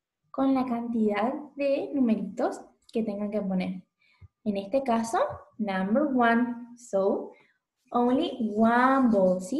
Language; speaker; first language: Spanish; native; Spanish